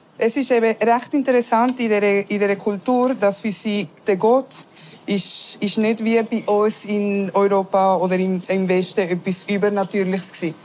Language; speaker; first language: German; early bilingual, other home language; Spanish